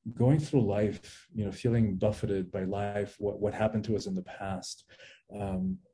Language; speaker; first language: English; early bilingual, other home language; Spanish